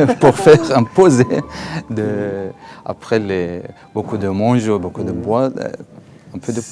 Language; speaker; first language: French; non-native, learner; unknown